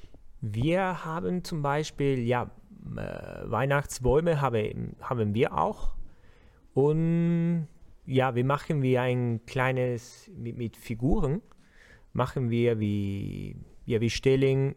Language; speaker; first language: German; non-native, learner; Spanish